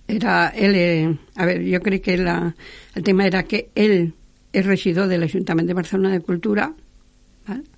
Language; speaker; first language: Catalan; non-native, local second language; Spanish